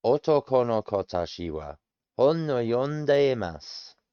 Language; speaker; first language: Japanese; non-native, learner; English